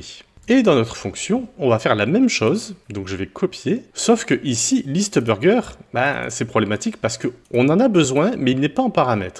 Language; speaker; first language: French; native; French